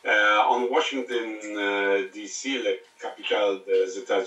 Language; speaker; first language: French; non-native, learner; English